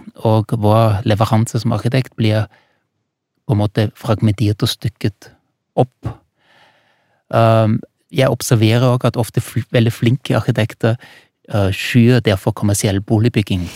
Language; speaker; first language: Norwegian; non-native, fluent; German